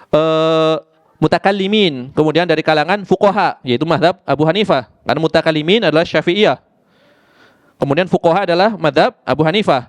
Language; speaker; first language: Indonesian; native; Indonesian